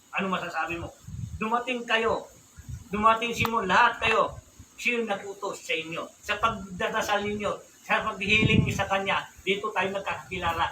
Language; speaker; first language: Filipino; non-native, local second language; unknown